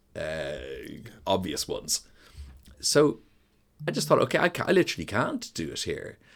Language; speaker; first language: English; native; English